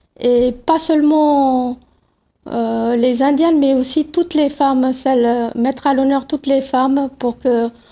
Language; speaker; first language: French; non-native, local second language; Tamil